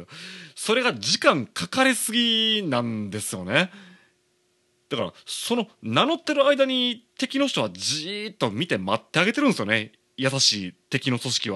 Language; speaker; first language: Japanese; native; Japanese